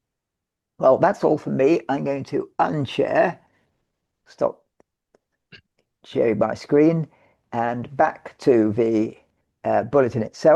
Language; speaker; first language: English; native; English